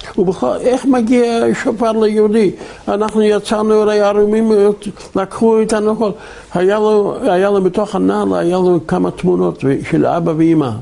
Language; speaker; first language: Hebrew; non-native, fluent; Yiddish